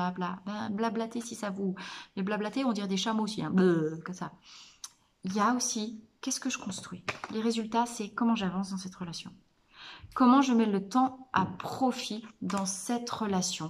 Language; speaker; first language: French; native; French